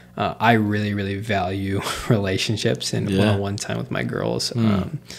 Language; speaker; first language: English; native; English